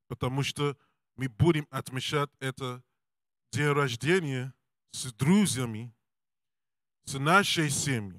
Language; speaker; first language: Russian; non-native, learner; English